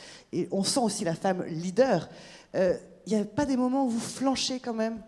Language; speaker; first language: French; native; French